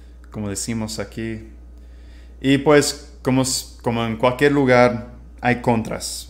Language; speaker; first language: Spanish; non-native, fluent; English